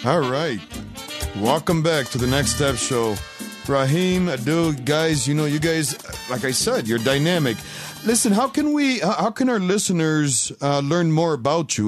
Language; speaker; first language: English; native; English